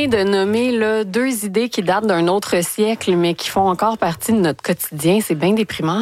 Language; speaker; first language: French; native; French